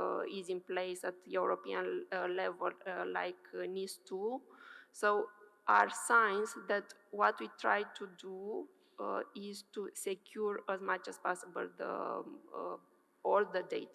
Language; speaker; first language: English; non-native, fluent; Romanian